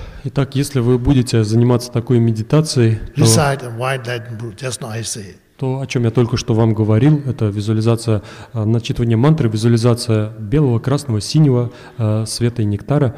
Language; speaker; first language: Russian; native; Russian